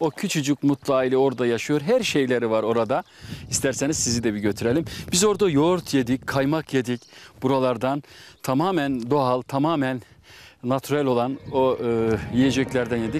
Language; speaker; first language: Turkish; native; Turkish